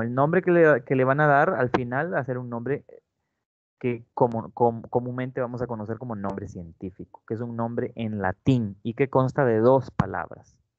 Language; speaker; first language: Spanish; native; Spanish